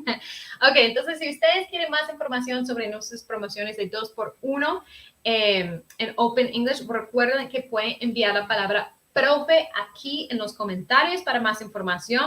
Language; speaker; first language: Spanish; early bilingual, heritage; Spanish